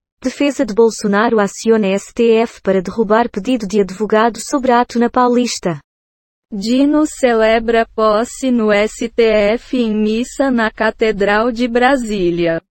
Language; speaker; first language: Portuguese; native; Portuguese